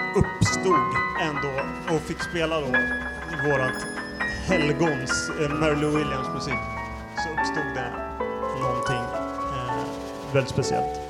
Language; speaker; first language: Swedish; native; Swedish